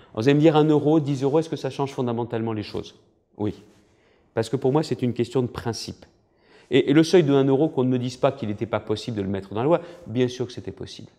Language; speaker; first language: French; native; French